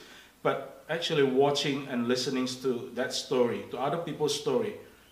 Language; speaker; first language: English; non-native, fluent; Indonesian